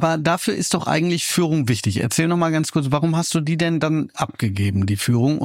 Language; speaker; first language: German; native; German